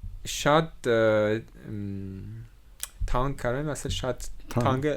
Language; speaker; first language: Armenian; non-native, learner; French